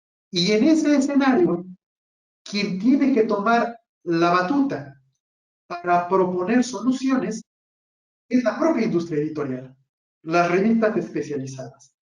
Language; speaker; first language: Spanish; native; Spanish